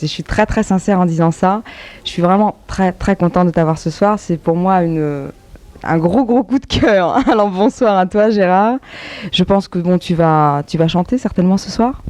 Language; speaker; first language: French; native; French